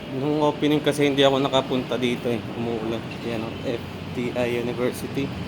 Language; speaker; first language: Filipino; native; Filipino